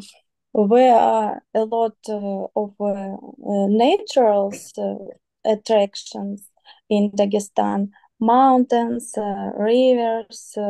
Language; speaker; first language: English; non-native, learner; Russian